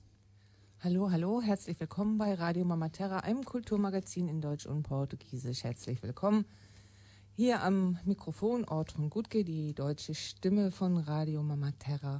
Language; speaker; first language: German; native; German